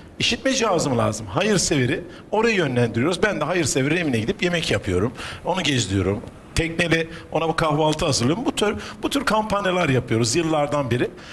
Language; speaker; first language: Turkish; native; Turkish